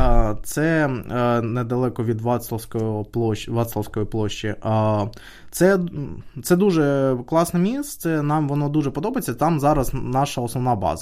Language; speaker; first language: Ukrainian; native; Ukrainian